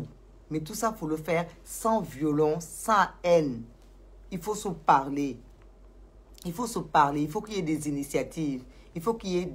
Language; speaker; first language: French; non-native, local second language; Wolof